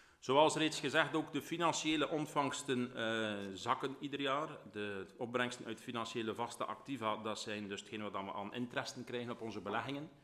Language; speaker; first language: Dutch; native; Dutch